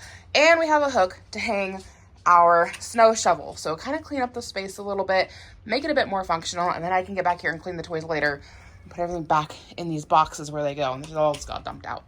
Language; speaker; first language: English; native; English